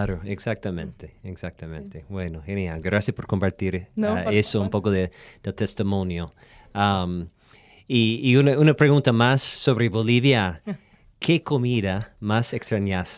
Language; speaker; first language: Spanish; non-native, fluent; English